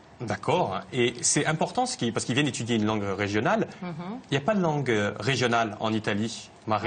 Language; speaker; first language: French; native; French